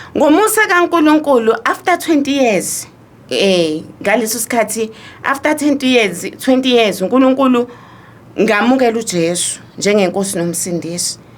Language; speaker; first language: Zulu; native; Zulu